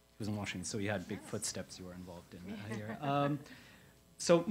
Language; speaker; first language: English; native; English